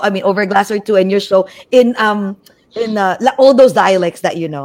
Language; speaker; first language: English; non-native, local second language; Filipino